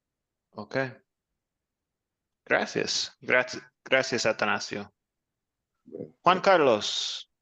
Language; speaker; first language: Spanish; non-native, fluent; English